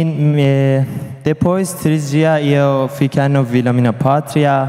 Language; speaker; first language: Portuguese; non-native, learner; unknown